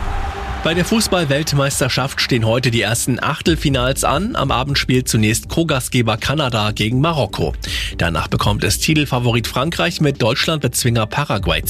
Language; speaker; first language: German; native; German